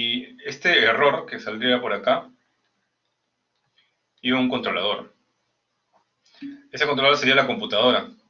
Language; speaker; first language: Spanish; native; Spanish